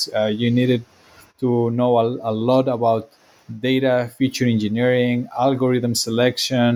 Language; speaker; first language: English; non-native, fluent; Spanish